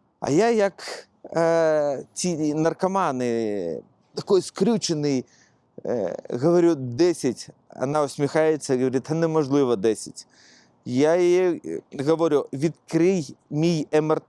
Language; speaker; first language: Ukrainian; non-native, local second language; Russian